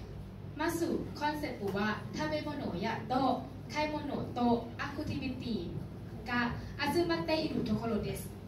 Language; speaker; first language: Japanese; non-native, learner; Thai